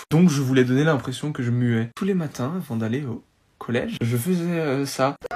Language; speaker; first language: French; native; French